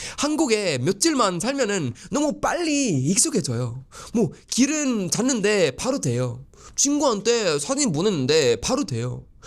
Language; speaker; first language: Korean; non-native, fluent; Swedish